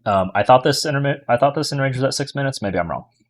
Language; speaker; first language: English; native; English